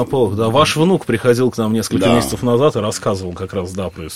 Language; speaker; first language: Russian; native; Russian